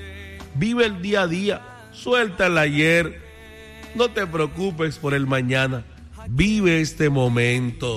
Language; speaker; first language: Spanish; native; Spanish